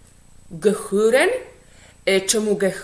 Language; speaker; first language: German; non-native, fluent; Polish